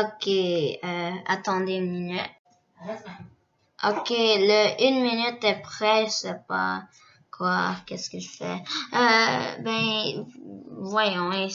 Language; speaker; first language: French; early bilingual, other home language; Korean